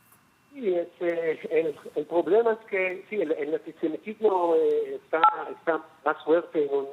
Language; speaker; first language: Spanish; non-native, fluent; Hebrew